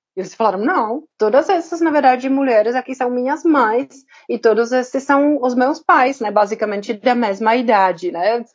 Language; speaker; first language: Portuguese; non-native, fluent; Czech